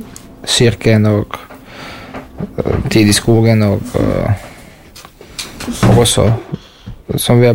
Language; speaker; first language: Norwegian; non-native, learner; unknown